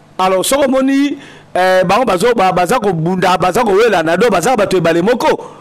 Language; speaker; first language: Lingala; native; Lingala